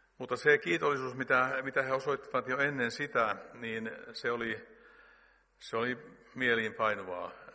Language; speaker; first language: Finnish; native; Finnish